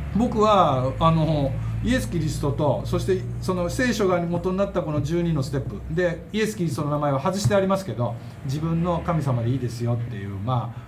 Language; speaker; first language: Japanese; native; Japanese